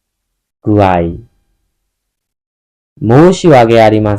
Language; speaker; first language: Japanese; non-native, fluent; Burmese